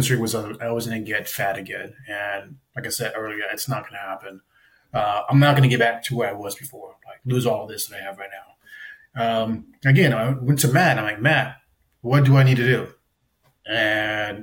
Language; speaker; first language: English; native; English